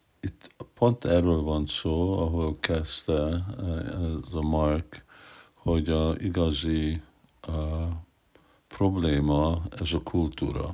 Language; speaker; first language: Hungarian; non-native, fluent; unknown